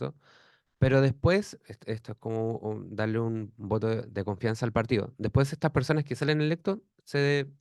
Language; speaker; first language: Spanish; native; Spanish